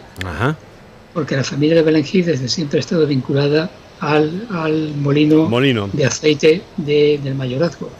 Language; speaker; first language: Spanish; native; Spanish